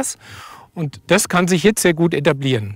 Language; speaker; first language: German; native; German